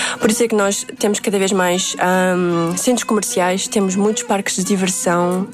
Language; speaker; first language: Portuguese; early bilingual, other home language; Uzbek